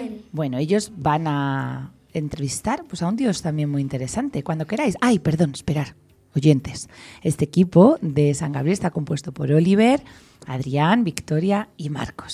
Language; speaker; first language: Spanish; native; Spanish